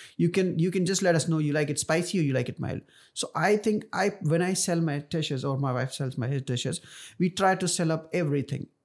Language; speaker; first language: English; non-native, local second language; Punjabi